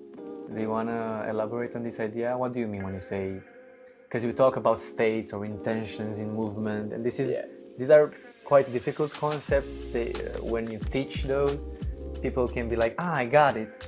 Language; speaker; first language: English; non-native, fluent; Romanian